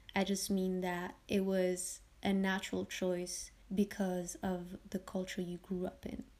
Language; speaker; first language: English; early bilingual, heritage; French